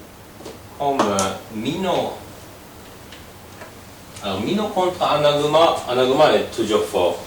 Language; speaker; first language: French; non-native, fluent; Japanese